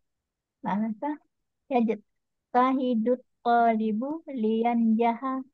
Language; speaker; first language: Arabic; non-native, learner; Indonesian